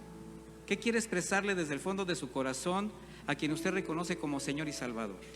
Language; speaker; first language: Spanish; native; Spanish